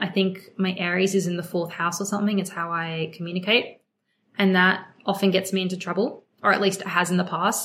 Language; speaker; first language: English; native; English